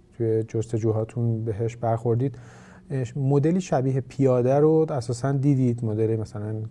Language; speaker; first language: Persian; native; Persian